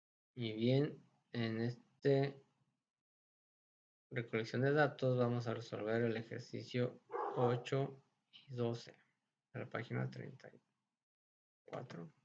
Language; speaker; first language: Spanish; native; Spanish